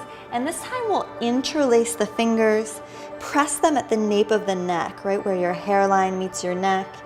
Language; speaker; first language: English; native; English